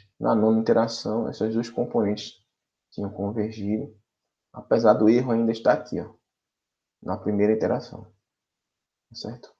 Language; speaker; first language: Portuguese; native; Portuguese